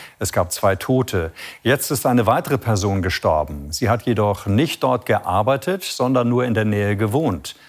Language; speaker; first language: German; native; German